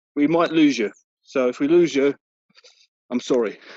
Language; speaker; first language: Spanish; non-native, learner; English